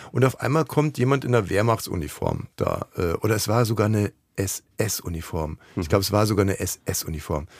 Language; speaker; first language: German; native; German